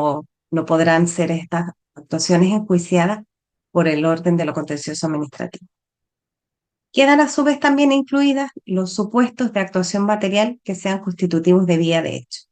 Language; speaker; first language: Spanish; native; Spanish